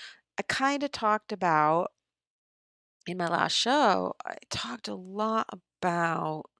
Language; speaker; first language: English; native; English